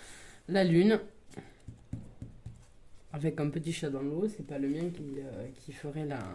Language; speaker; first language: French; native; French